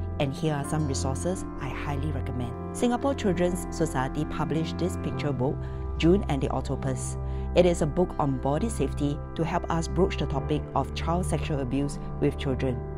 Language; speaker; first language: English; non-native, local second language; Chinese